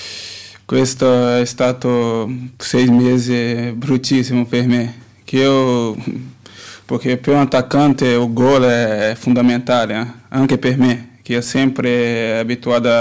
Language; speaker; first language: Italian; non-native, learner; Portuguese